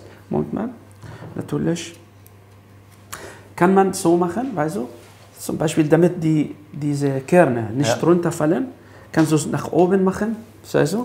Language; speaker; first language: German; non-native, fluent; Arabic